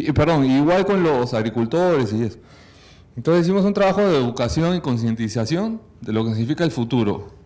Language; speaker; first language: Spanish; native; Spanish